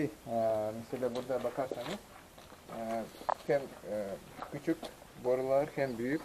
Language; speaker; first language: Turkish; non-native, local second language; Kyrgyz